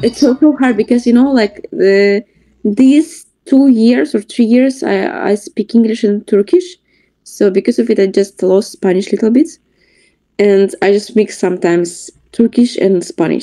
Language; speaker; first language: English; non-native, fluent; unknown